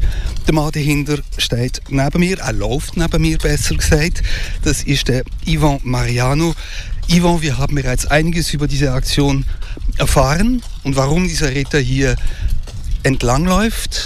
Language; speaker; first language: German; native; German